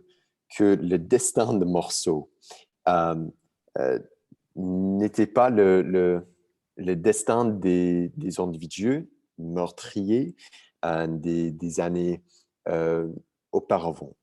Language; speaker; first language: French; non-native, learner; English